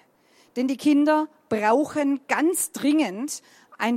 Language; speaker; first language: German; native; German